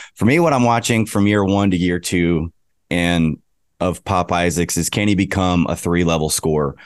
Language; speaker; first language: English; native; English